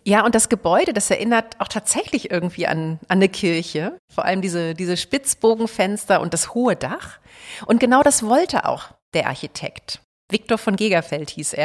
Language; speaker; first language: German; native; German